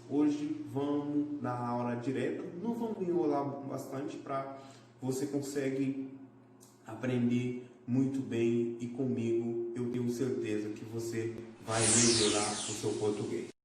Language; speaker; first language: Portuguese; non-native, fluent; Haitian Creole